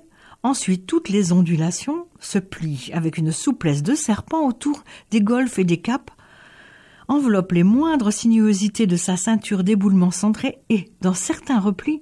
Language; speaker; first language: French; native; French